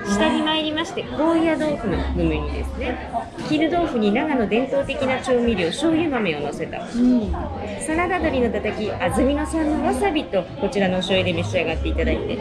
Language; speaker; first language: Japanese; native; Japanese